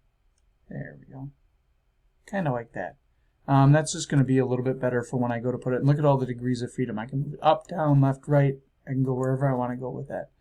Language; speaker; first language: English; native; English